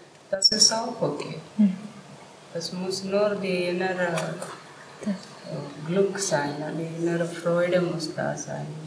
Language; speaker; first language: German; non-native, learner; Telugu